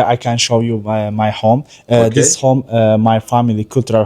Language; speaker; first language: English; non-native, learner; Turkish